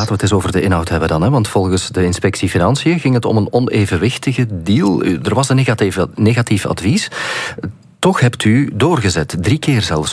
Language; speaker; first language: Dutch; native; Dutch